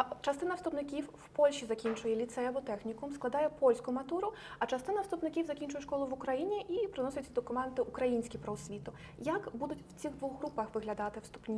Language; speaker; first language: Ukrainian; native; Ukrainian